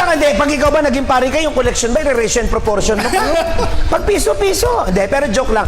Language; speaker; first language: Filipino; native; Filipino